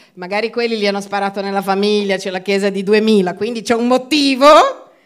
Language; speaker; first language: Italian; non-native, fluent; Portuguese